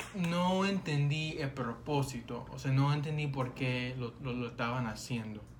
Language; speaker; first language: Spanish; early bilingual, other home language; English